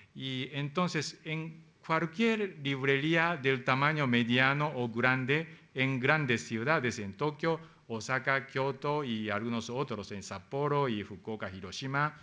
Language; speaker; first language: Spanish; non-native, fluent; Japanese